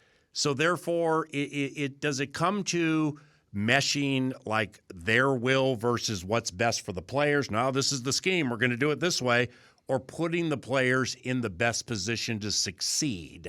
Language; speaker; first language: English; native; English